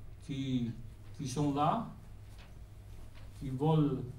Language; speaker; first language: French; non-native, fluent; Persian